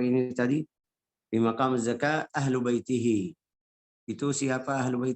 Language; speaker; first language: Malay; non-native, fluent; Arabic